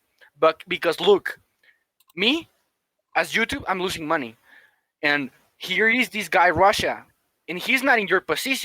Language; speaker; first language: English; non-native, fluent; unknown